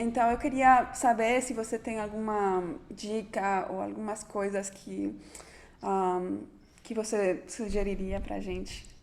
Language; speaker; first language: Portuguese; non-native, fluent; Spanish